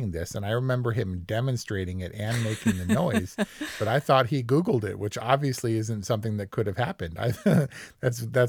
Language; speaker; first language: English; native; English